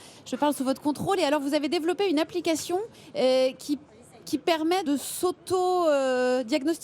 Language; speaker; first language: French; native; French